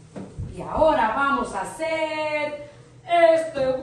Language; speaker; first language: Spanish; native; Spanish